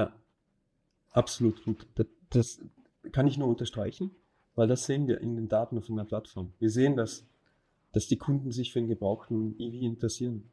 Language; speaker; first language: German; native; German